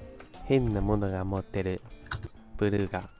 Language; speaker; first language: Japanese; non-native, learner; Chinese